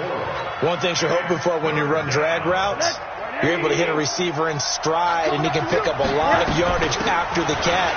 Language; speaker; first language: English; native; English